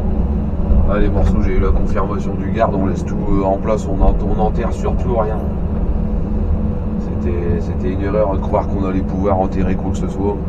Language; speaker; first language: French; native; French